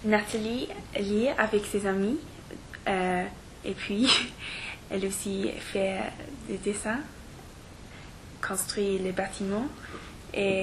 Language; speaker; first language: French; non-native, learner; English